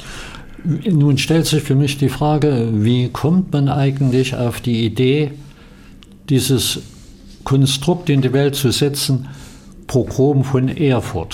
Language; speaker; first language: German; native; German